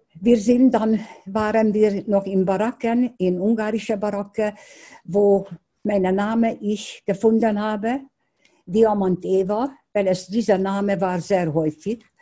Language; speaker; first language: German; non-native, fluent; Hungarian